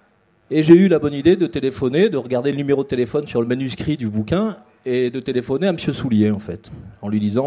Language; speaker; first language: French; native; French